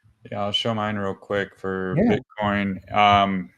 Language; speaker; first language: English; native; English